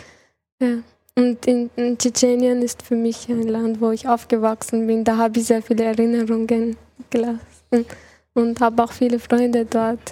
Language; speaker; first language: German; early bilingual, other home language; Chechen